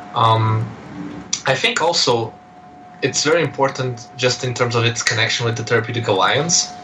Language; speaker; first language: English; non-native, fluent; Portuguese